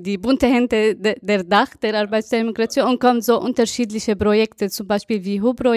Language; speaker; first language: German; non-native, fluent; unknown